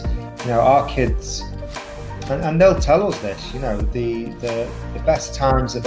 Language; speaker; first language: English; native; English